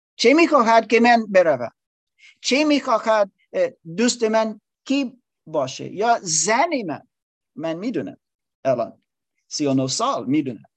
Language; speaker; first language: Persian; non-native, learner; English